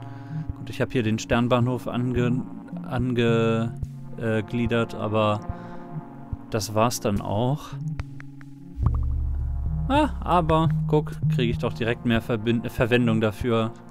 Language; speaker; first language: German; native; German